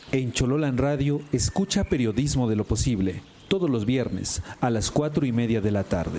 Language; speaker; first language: Spanish; native; Spanish